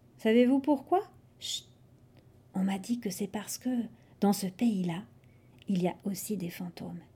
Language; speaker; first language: French; non-native, fluent; English